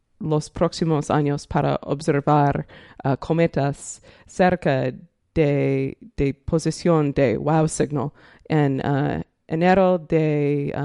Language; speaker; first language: Spanish; non-native, learner; English